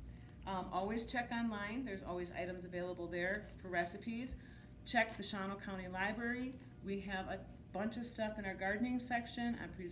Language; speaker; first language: English; native; English